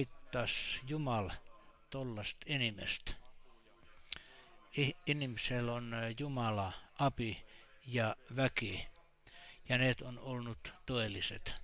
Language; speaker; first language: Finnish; non-native, learner; Estonian